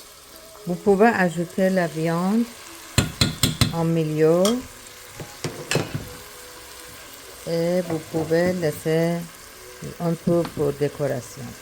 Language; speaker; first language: French; non-native, learner; Persian